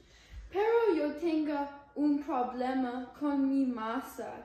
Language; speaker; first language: Spanish; non-native, learner; English